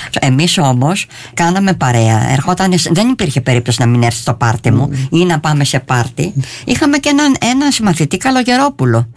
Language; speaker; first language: Greek; early bilingual, heritage; Greek